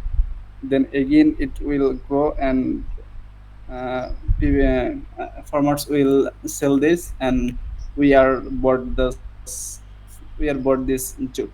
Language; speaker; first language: English; non-native, learner; Bangla